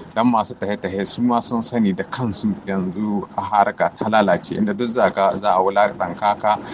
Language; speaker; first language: Hausa; native; Hausa